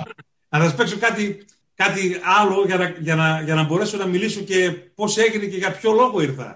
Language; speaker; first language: Greek; native; Greek